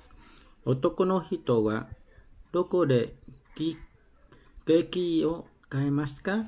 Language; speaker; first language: Japanese; non-native, learner; Vietnamese